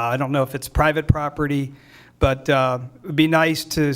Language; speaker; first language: English; native; English